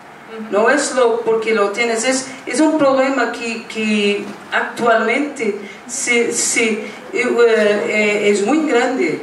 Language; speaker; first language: Spanish; non-native, learner; Portuguese